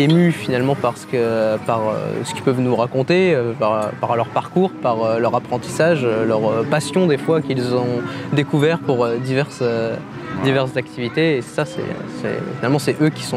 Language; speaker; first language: French; native; French